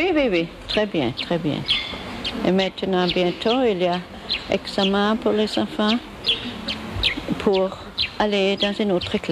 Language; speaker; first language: French; non-native, learner; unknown